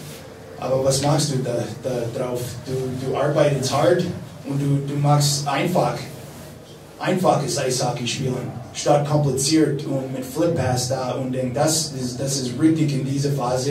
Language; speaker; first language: German; non-native, fluent; English